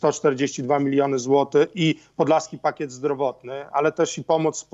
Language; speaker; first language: Polish; native; Polish